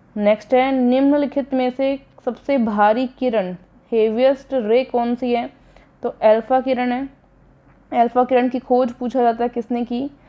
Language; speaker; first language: Hindi; native; Hindi